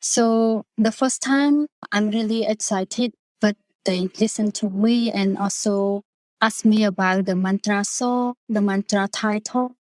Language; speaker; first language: English; non-native, learner; Khmer